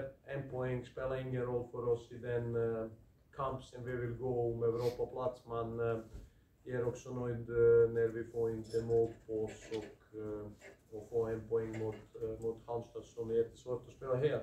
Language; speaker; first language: Swedish; non-native, fluent; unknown